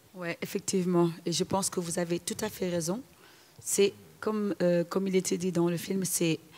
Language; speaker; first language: French; non-native, local second language; Wolof